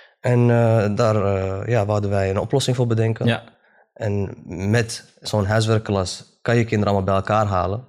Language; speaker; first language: Dutch; early bilingual, other home language; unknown